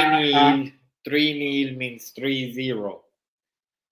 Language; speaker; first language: English; non-native, fluent; Spanish